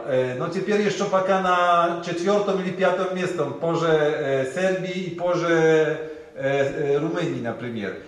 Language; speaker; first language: Russian; non-native, learner; Polish